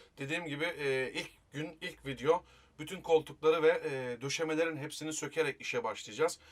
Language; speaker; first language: Turkish; native; Turkish